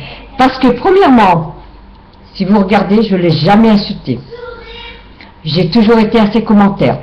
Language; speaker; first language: French; native; French